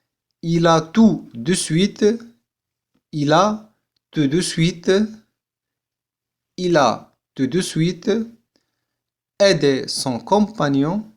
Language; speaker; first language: French; non-native, fluent; Arabic